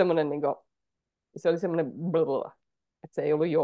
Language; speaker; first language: Finnish; native; Finnish